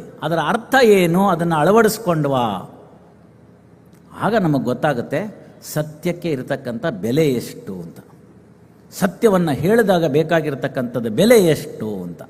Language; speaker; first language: Kannada; native; Kannada